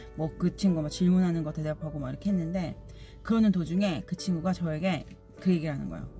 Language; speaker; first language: Korean; native; Korean